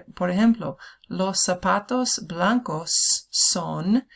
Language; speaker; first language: Spanish; non-native, fluent; English